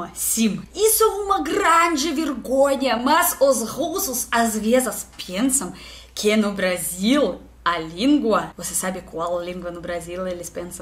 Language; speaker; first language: Portuguese; non-native, learner; Russian